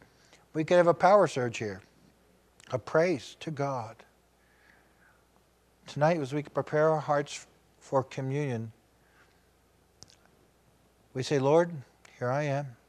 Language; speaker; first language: English; native; English